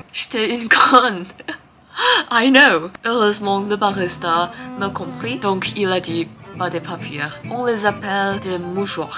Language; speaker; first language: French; non-native, learner; Thai